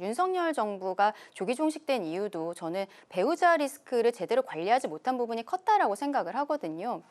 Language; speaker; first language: Korean; native; Korean